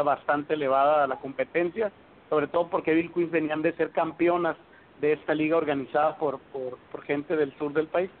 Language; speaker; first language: Spanish; native; Spanish